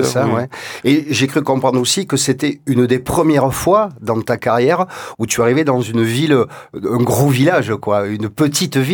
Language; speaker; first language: French; native; French